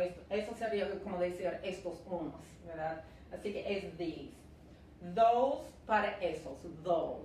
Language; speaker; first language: Spanish; non-native, fluent; English